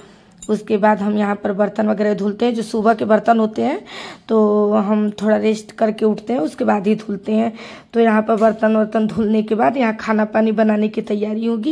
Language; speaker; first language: Hindi; native; Hindi